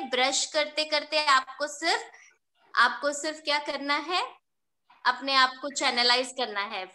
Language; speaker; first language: Hindi; non-native, local second language; Marathi